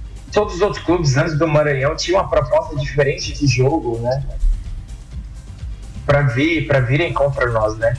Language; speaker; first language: Portuguese; native; Portuguese